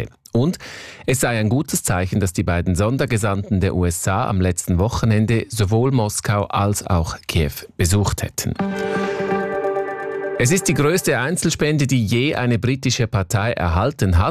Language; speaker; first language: German; native; German